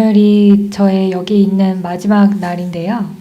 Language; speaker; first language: Korean; native; Korean